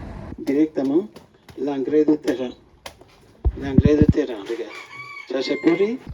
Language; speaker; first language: French; non-native, learner; Spanish